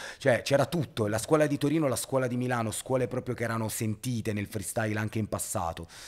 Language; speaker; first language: Italian; native; Italian